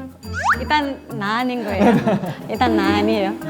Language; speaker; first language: Korean; non-native, fluent; Thai